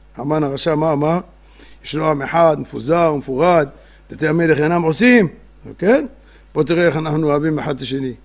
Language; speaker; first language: Hebrew; native; Hebrew